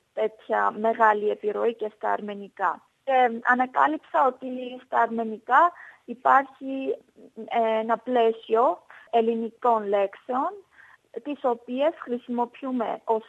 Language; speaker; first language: Greek; non-native, fluent; Armenian